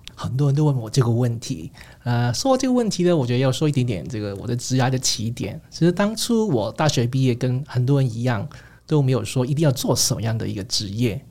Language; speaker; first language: Chinese; non-native, local second language; Cantonese